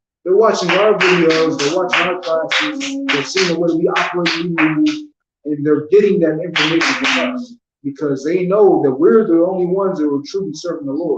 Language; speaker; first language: English; native; English